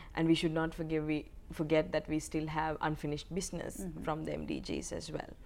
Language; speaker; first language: English; non-native, local second language; Sinhala